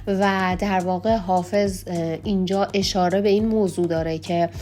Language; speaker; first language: Persian; native; Persian